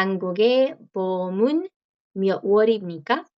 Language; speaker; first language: Korean; non-native, fluent; Spanish